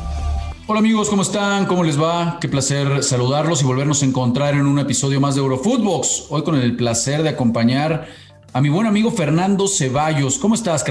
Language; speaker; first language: Spanish; native; Spanish